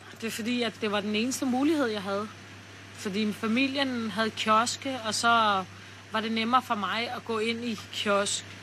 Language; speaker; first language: Danish; early bilingual, other home language; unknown